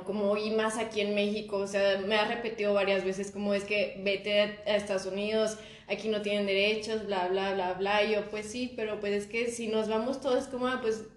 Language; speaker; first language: Spanish; native; Spanish